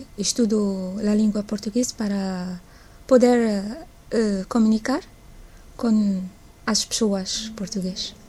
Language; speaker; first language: Portuguese; non-native, learner; Arabic